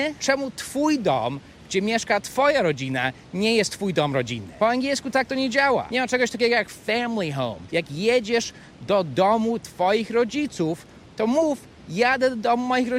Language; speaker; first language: Polish; non-native, fluent; English